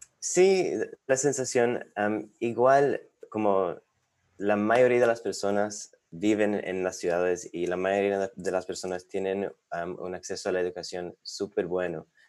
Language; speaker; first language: Spanish; non-native, fluent; English